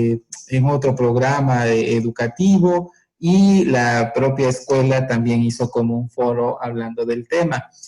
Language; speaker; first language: Spanish; native; Spanish